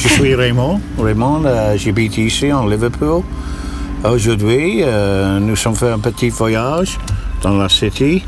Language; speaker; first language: French; non-native, learner; English